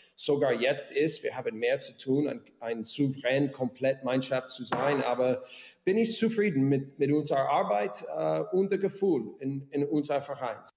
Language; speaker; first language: German; non-native, learner; English